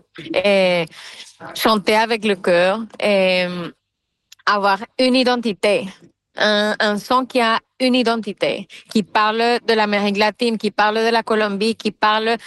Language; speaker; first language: French; non-native, fluent; Spanish